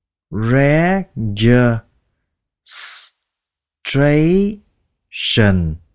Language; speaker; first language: English; non-native, fluent; Vietnamese